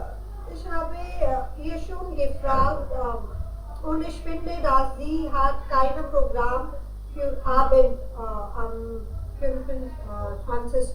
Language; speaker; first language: German; non-native, learner; Hindi